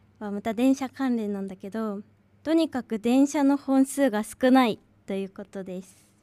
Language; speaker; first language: Japanese; native; Japanese